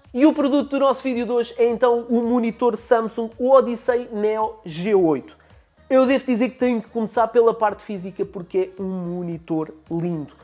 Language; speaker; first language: Portuguese; native; Portuguese